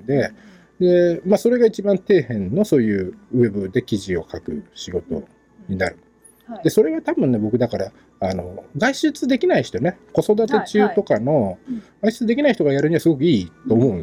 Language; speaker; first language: Japanese; native; Japanese